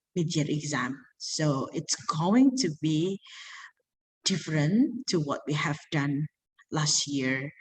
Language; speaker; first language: English; non-native, fluent; Indonesian